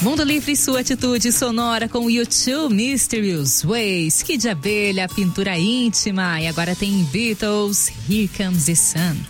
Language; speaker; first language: Portuguese; native; Portuguese